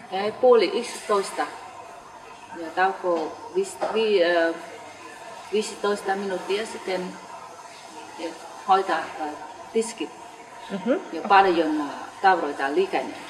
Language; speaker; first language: Finnish; non-native, learner; Khmer